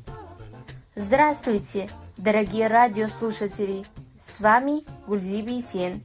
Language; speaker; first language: Russian; non-native, fluent; Kazakh